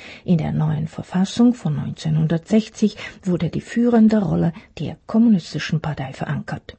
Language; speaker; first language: German; non-native, fluent; Czech